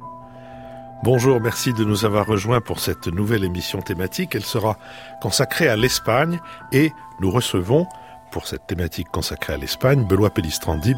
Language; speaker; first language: French; native; French